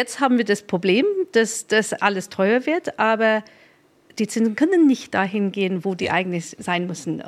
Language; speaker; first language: German; non-native, fluent; English